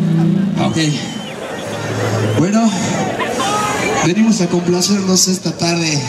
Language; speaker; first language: Spanish; native; Spanish